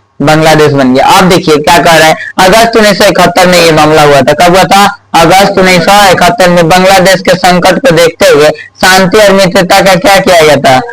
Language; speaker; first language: Hindi; native; Hindi